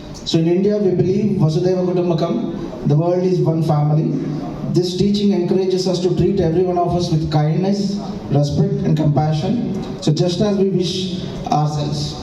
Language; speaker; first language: English; non-native, local second language; Telugu